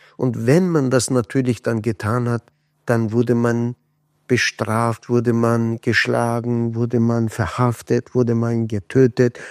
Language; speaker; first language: German; non-native, fluent; Kurdish